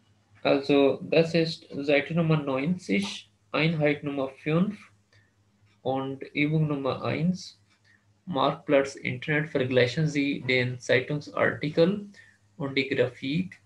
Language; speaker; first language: German; non-native, fluent; Urdu